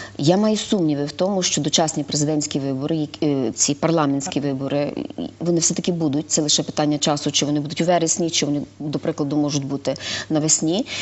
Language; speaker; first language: Ukrainian; native; Ukrainian